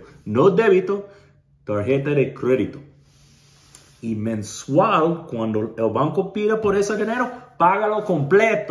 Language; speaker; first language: Spanish; non-native, learner; English